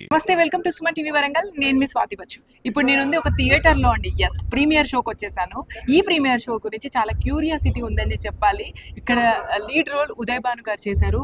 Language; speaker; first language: Telugu; native; Telugu